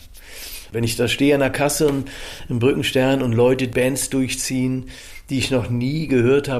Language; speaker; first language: German; native; German